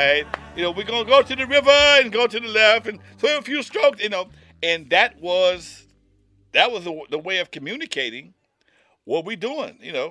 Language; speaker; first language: English; native; English